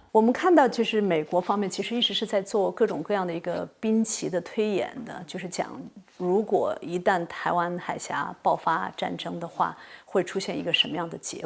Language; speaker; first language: Chinese; native; Chinese